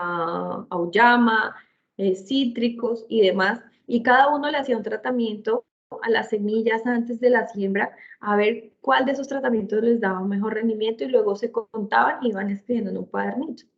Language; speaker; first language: Spanish; native; Spanish